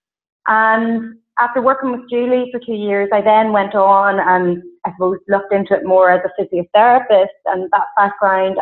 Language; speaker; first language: English; native; English